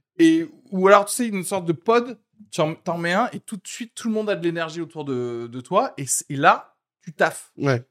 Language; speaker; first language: French; early bilingual, other home language; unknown